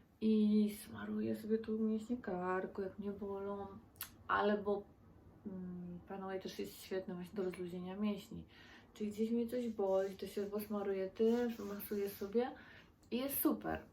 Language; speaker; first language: Polish; native; Polish